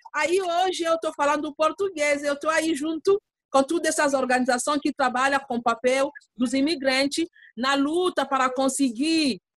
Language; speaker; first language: Portuguese; non-native, learner; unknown